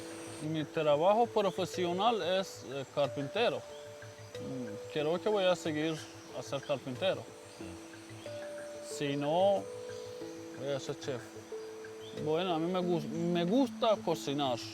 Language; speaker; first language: Spanish; non-native, learner; Persian